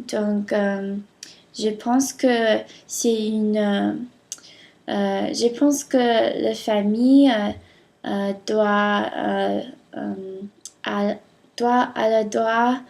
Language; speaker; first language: French; non-native, learner; English